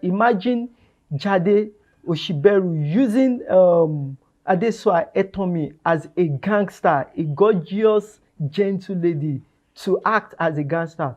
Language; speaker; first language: English; non-native, local second language; Yoruba